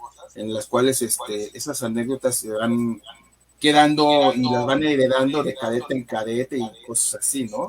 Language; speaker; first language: Spanish; native; Spanish